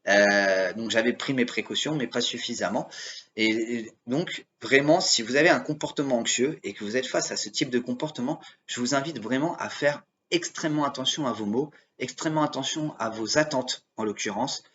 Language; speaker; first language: French; native; French